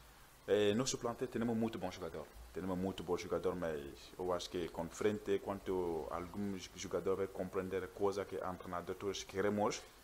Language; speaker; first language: Portuguese; non-native, learner; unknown